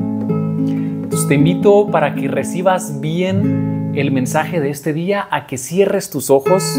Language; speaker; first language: Spanish; native; Spanish